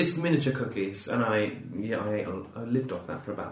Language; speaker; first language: English; native; English